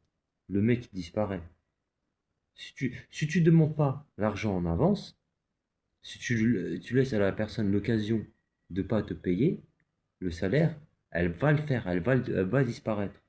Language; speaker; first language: French; native; French